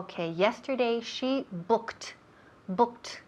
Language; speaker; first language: English; non-native, fluent; Spanish